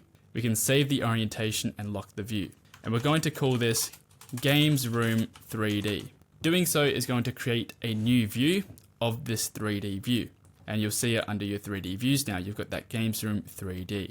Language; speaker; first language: English; native; English